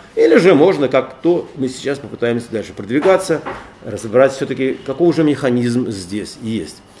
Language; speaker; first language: Russian; native; Russian